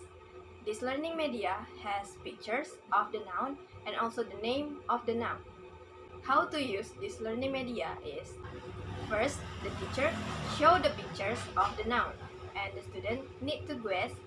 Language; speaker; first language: English; non-native, learner; Indonesian